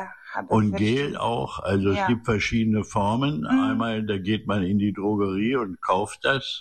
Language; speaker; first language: German; native; German